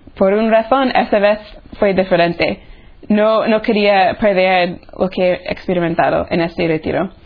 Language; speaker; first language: Spanish; non-native, fluent; English